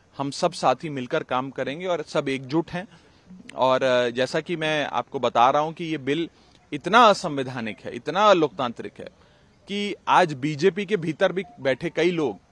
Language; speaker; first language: Hindi; native; Hindi